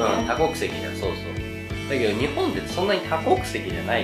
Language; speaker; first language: Japanese; native; Japanese